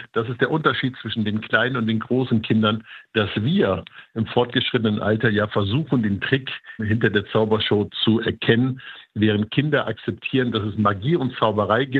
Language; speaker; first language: German; native; German